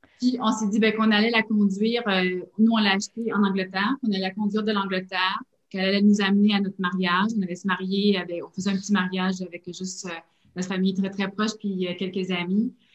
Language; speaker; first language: French; native; French